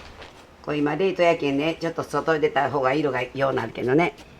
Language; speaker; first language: Japanese; native; Japanese